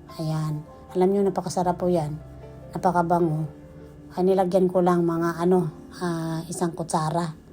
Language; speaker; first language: Filipino; non-native, local second language; Cebuano